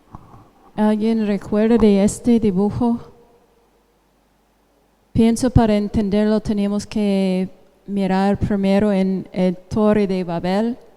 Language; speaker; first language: Spanish; non-native, fluent; English